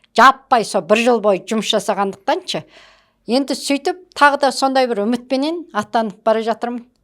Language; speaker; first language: Kazakh; early bilingual, heritage; Kazakh